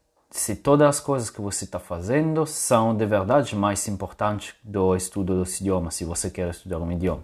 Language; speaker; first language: Portuguese; non-native, fluent; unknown